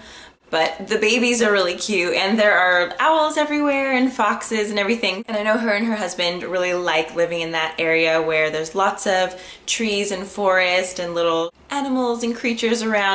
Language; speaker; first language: English; native; English